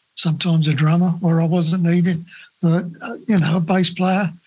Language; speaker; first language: English; native; English